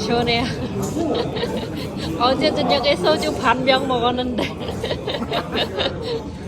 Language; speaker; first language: Korean; non-native, fluent; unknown